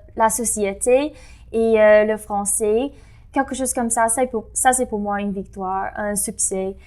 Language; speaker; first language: French; non-native, fluent; English